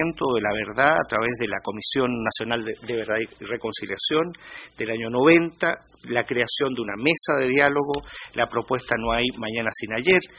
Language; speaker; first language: Spanish; native; Spanish